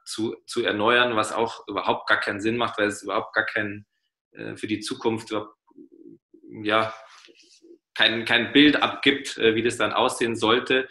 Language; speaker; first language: German; native; German